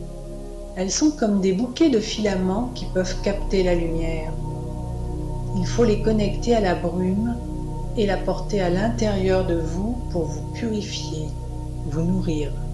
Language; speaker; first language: French; native; French